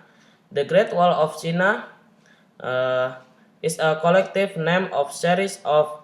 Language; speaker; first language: English; non-native, learner; Indonesian